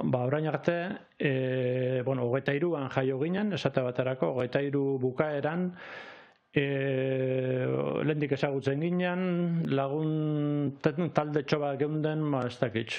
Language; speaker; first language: Basque; native; Basque